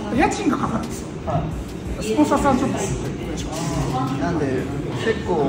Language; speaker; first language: Japanese; native; Japanese